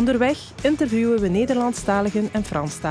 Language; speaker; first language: Dutch; native; Dutch